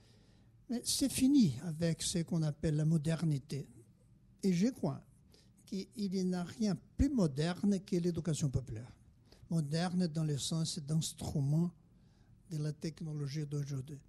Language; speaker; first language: French; non-native, fluent; Portuguese